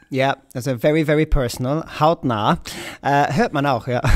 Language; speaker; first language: German; non-native, fluent; English